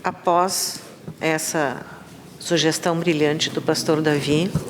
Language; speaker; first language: Portuguese; native; Portuguese